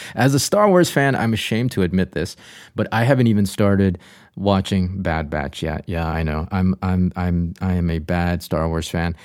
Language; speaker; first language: English; native; English